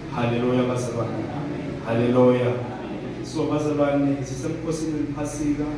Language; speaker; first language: Zulu; non-native, local second language; Swati